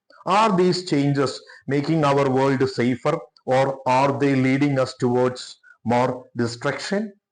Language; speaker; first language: English; non-native, local second language; Malayalam